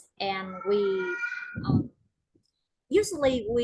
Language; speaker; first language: English; non-native, learner; Vietnamese